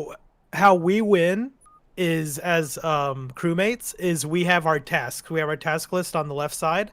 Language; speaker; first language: English; native; English